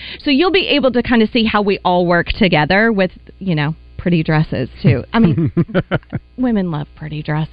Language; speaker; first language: English; native; English